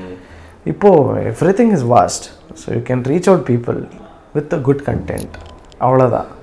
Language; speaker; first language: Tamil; non-native, learner; Kannada